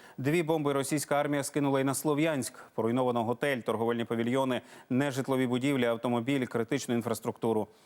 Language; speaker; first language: Ukrainian; native; Ukrainian